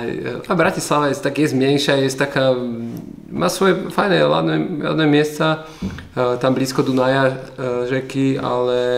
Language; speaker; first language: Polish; non-native, learner; Slovak